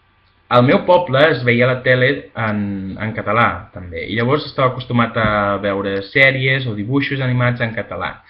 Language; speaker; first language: Catalan; non-native, local second language; Spanish